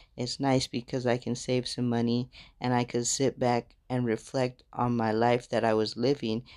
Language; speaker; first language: English; native; English